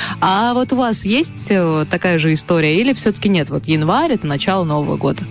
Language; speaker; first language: Russian; native; Russian